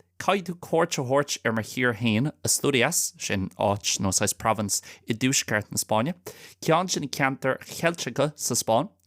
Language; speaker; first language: Irish; non-native, local second language; English